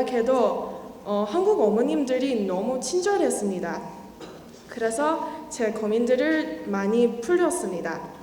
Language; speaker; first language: Korean; non-native, learner; Chinese